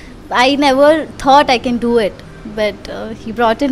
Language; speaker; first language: Tamil; early bilingual, heritage; Tamil